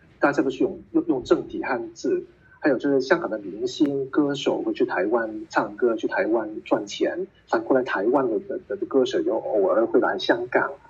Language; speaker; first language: Chinese; non-native, local second language; Cantonese